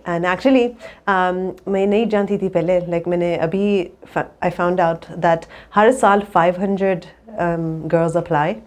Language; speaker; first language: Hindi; early bilingual, heritage; English